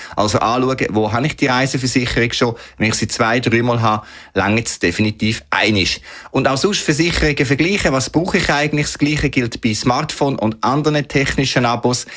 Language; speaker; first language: German; native; German